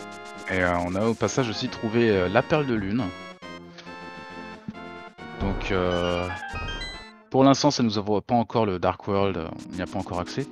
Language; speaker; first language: French; native; French